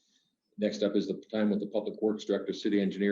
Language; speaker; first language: English; native; English